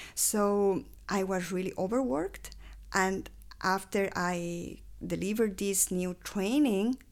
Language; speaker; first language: English; non-native, fluent; Spanish